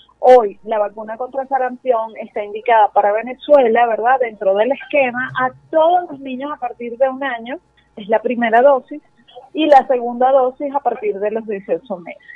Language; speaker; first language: Spanish; native; Spanish